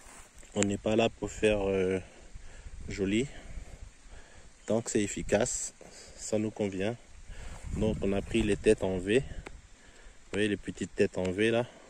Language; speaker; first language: French; native; French